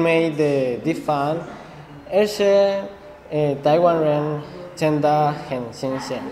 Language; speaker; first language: Chinese; non-native, learner; Spanish